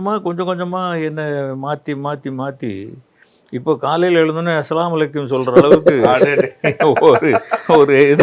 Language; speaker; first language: Tamil; native; Tamil